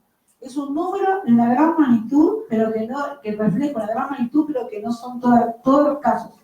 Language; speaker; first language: Spanish; native; Spanish